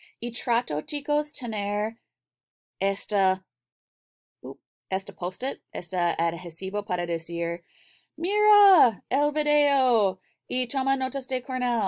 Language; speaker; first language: Spanish; non-native, learner; English